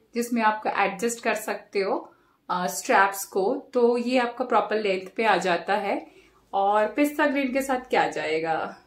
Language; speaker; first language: Hindi; non-native, local second language; Bangla